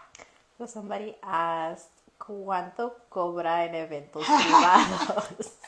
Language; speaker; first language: Spanish; early bilingual, heritage; Spanish